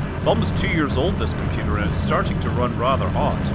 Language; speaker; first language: English; native; English